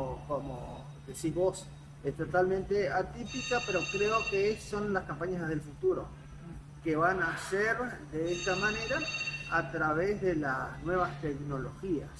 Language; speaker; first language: Spanish; native; Spanish